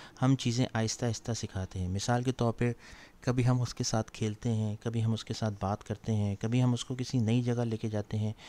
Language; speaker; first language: Urdu; native; Urdu